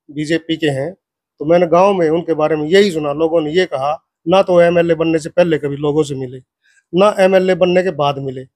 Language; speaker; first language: Hindi; native; Hindi